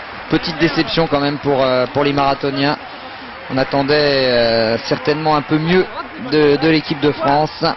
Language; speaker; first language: French; native; French